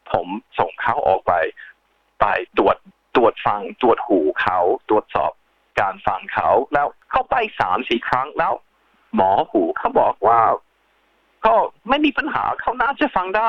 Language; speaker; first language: Thai; early bilingual, heritage; Thai